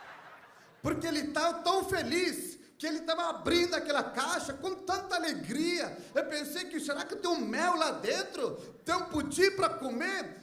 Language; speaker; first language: Portuguese; non-native, fluent; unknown